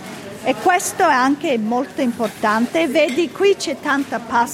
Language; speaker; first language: Italian; early bilingual, heritage; Italian